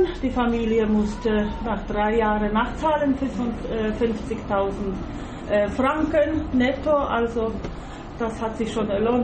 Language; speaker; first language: German; non-native, fluent; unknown